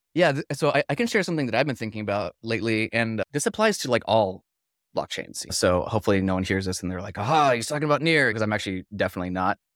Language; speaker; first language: English; native; English